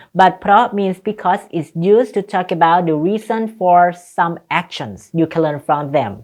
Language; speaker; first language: English; non-native, fluent; Thai